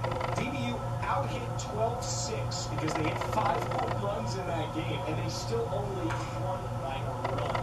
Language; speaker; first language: English; native; English